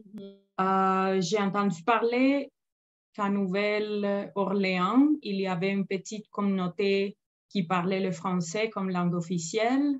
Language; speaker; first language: French; non-native, fluent; Spanish